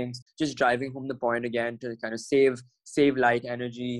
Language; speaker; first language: English; non-native, local second language; Hindi